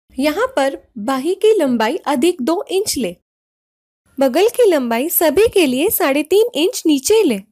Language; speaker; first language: Hindi; non-native, local second language; Marathi